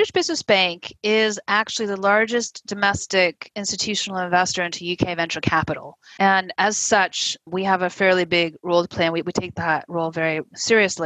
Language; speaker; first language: English; native; English